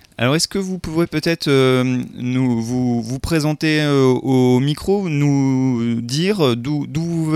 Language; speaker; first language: French; native; French